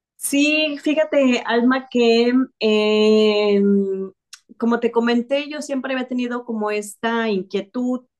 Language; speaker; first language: Spanish; native; Spanish